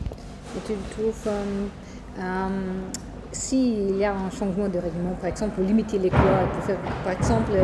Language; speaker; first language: French; non-native, fluent; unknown